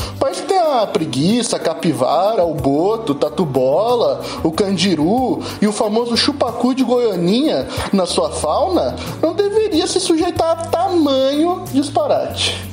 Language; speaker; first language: Portuguese; native; Portuguese